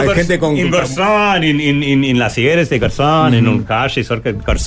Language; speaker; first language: Spanish; non-native, learner; English